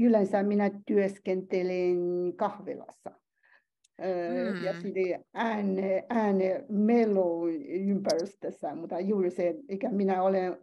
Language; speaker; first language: Finnish; non-native, learner; Chinese